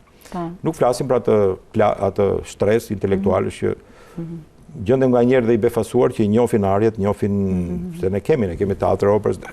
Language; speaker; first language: Albanian; native; Albanian